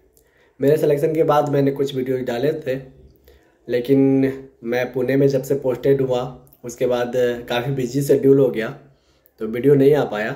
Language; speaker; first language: Hindi; native; Hindi